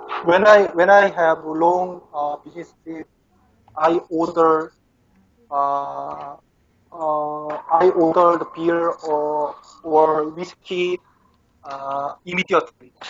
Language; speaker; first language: English; non-native, learner; Korean